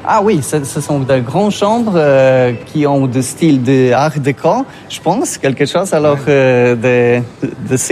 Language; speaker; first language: French; non-native, learner; Polish